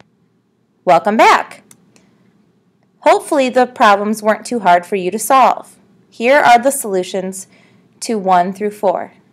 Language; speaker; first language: English; native; English